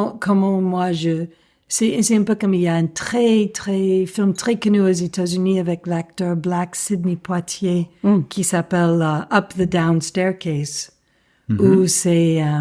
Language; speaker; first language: French; non-native, fluent; English